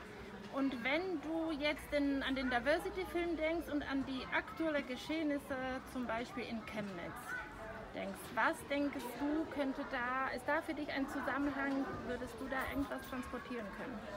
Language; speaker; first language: German; native; German